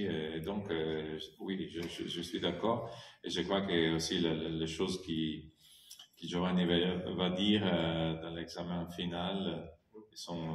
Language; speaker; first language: French; non-native, fluent; Italian